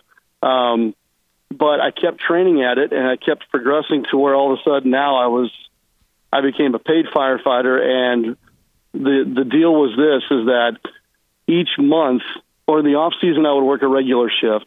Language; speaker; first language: English; native; English